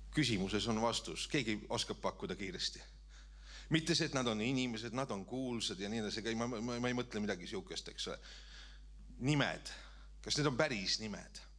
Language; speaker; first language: Estonian; native; Estonian